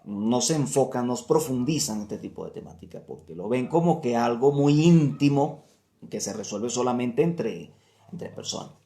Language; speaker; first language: Spanish; native; Spanish